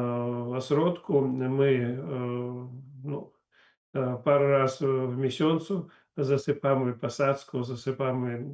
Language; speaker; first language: Polish; non-native, learner; Russian